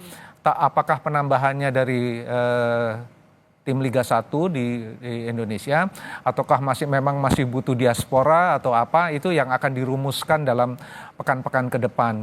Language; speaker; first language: Indonesian; native; Indonesian